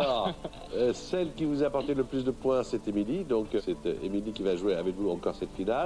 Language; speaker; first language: French; native; French